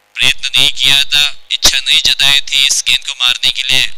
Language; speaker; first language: Hindi; non-native, local second language; Marathi